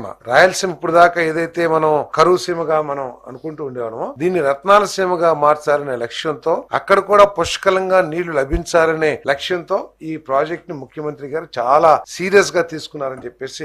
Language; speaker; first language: Telugu; native; Telugu